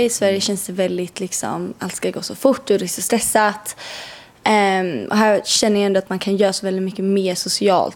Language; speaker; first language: Swedish; native; Swedish